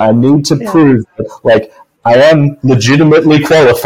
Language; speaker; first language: English; native; English